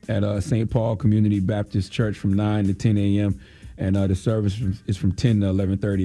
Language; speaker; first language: English; native; English